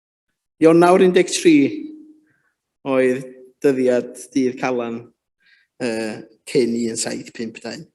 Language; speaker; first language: Welsh; native; Welsh